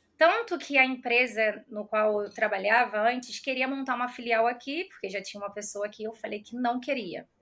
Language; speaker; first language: Portuguese; native; Portuguese